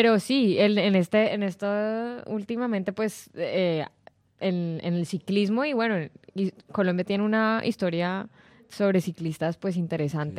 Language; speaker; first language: Spanish; native; Spanish